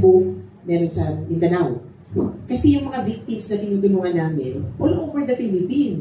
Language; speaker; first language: Filipino; native; Filipino